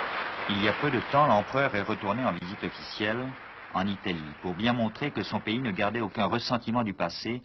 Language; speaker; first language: French; native; French